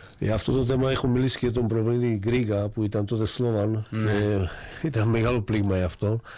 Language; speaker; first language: Greek; non-native, fluent; Slovak